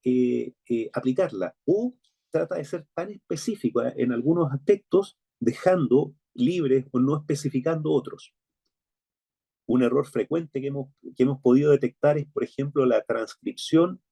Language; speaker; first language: Spanish; native; Spanish